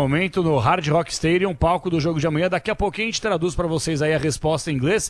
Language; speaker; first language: Portuguese; native; Portuguese